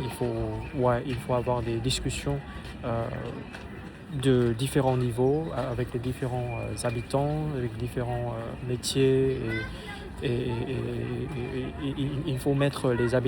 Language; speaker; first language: French; non-native, fluent; Vietnamese